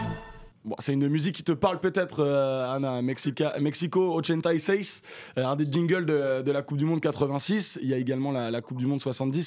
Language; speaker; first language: French; native; French